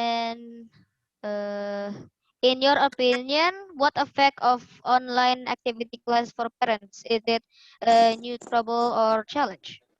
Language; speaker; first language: English; non-native, learner; Indonesian